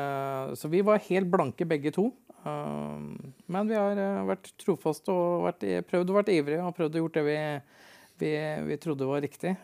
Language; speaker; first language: Norwegian; native; Norwegian